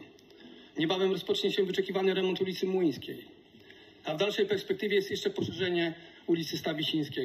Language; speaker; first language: Polish; native; Polish